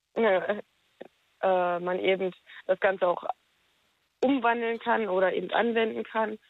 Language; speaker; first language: German; native; German